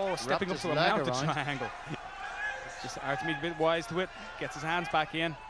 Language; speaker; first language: English; native; English